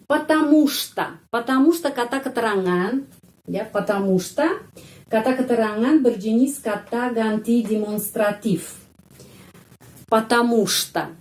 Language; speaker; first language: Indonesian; non-native, fluent; Russian